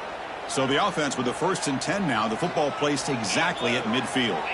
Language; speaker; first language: English; native; English